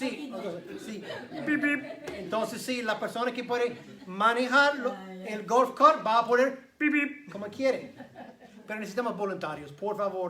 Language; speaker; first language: Spanish; non-native, fluent; English